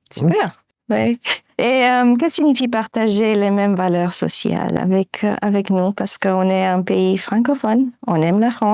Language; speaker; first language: French; non-native, fluent; Romanian